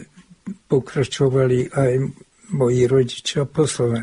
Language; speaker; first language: Slovak; non-native, local second language; Hungarian